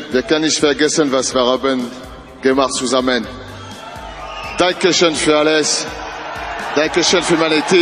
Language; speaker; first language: German; non-native, learner; French